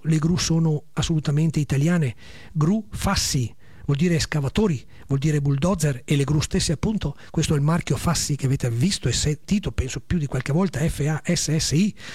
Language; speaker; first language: Italian; native; Italian